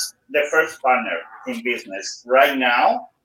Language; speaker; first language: English; non-native, fluent; Spanish